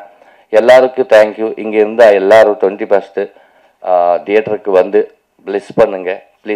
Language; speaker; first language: Tamil; non-native, local second language; Telugu